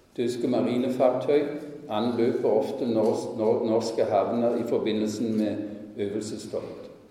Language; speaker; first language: Norwegian; non-native, fluent; German